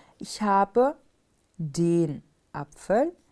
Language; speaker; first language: German; non-native, fluent; Turkish